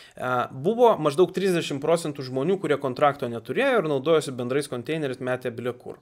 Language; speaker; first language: Lithuanian; native; Lithuanian